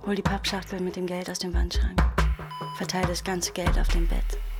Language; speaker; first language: German; native; German